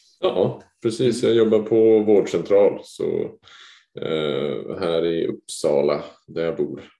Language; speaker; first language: Swedish; native; Swedish